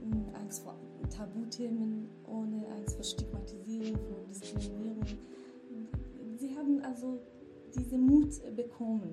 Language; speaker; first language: German; non-native, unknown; Kurdish